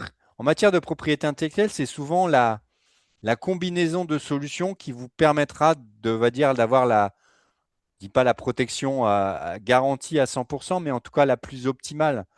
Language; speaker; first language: French; native; French